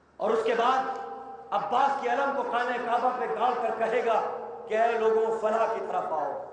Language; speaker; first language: Urdu; native; Urdu